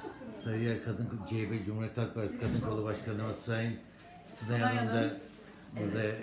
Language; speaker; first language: Turkish; native; Turkish